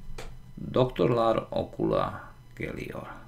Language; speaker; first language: Turkish; non-native, learner; Slovak